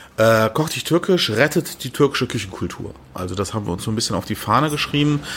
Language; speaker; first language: German; early bilingual, other home language; Turkish